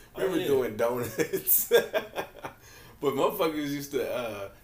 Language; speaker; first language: English; native; English